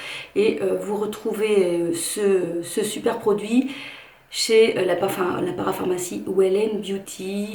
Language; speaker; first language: French; native; French